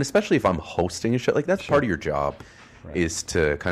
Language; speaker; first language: English; native; English